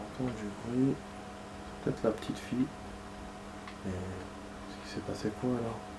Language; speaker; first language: French; native; French